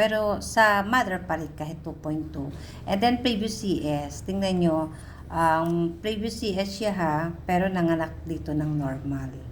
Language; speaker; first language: Filipino; native; Filipino